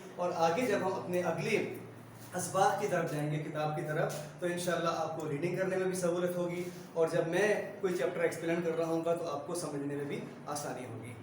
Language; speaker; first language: Urdu; native; Urdu